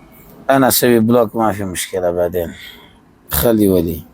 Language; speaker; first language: Arabic; non-native, learner; Urdu